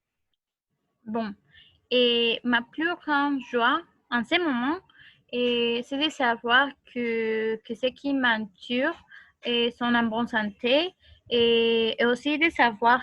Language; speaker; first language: French; non-native, learner; Spanish